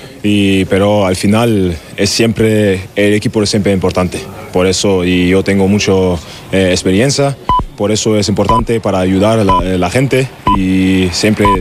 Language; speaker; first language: Spanish; non-native, learner; German